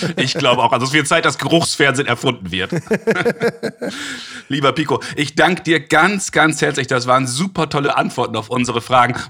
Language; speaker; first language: German; native; German